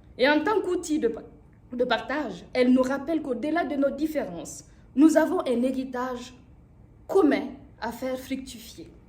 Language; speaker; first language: French; non-native, local second language; Mossi